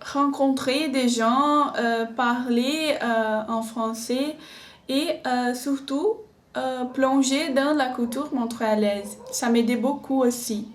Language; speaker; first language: French; non-native, learner; Portuguese